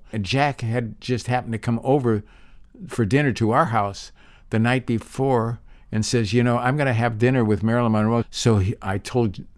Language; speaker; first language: English; native; English